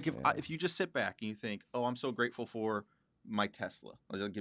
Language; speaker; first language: English; native; English